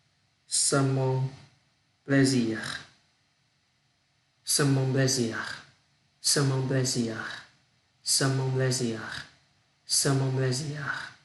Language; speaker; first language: French; non-native, learner; Vietnamese